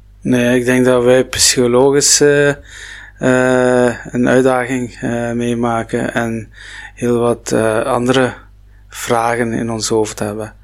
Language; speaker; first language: Dutch; non-native, local second language; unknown